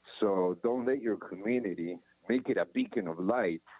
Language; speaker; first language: English; non-native, fluent; Spanish